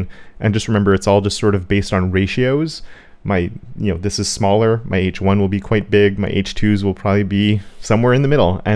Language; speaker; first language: English; native; English